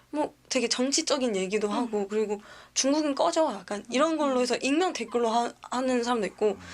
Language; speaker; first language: Korean; native; Korean